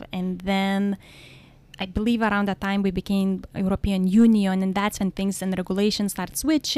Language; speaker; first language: English; non-native, fluent; Lithuanian